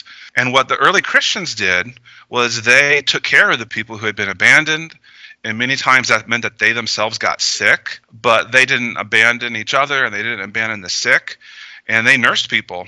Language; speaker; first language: English; native; English